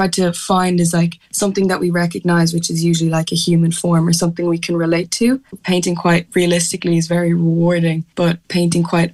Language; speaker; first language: English; native; English